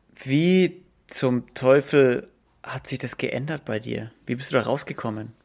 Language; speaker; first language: German; native; German